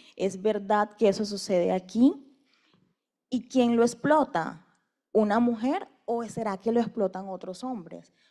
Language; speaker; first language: Spanish; native; Spanish